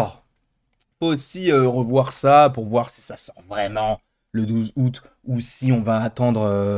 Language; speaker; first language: French; native; French